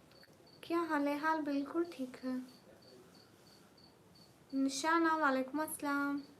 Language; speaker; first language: Hindi; non-native, local second language; Punjabi